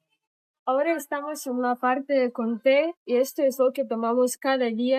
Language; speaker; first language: Spanish; non-native, fluent; Russian